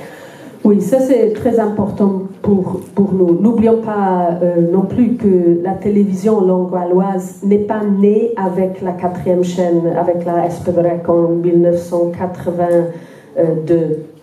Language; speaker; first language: French; non-native, fluent; Welsh